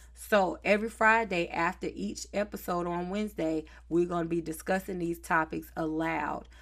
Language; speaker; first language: English; native; English